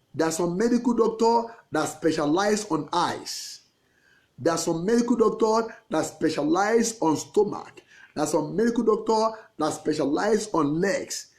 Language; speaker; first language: English; non-native, local second language; Yoruba